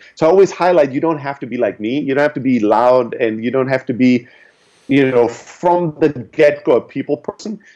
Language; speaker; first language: English; early bilingual, other home language; German